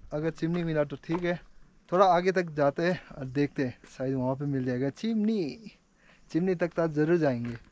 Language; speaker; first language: Hindi; non-native, local second language; Nepali